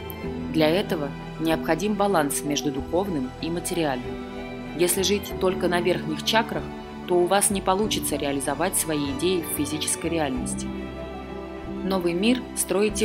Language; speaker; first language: Russian; native; Russian